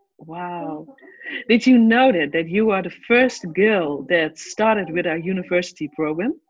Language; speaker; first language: English; non-native, fluent; Dutch